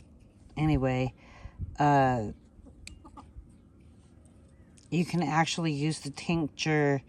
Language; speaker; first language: English; native; English